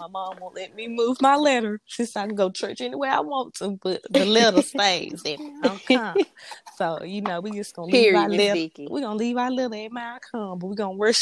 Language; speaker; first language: English; native; English